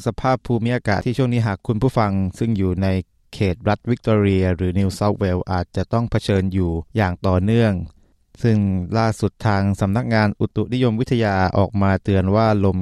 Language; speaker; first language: Thai; native; Thai